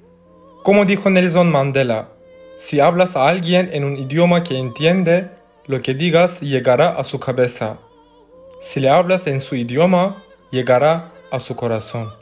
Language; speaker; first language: Spanish; non-native, fluent; Turkish